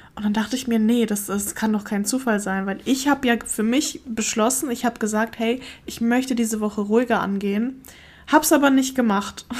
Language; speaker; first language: German; early bilingual, other home language; Russian